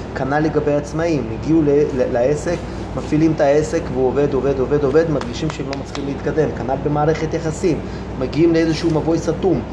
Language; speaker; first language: Hebrew; early bilingual, other home language; Russian